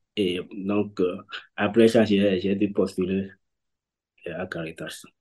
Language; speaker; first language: French; non-native, local second language; Fon